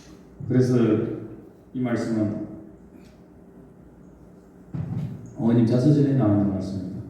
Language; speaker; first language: Korean; native; Korean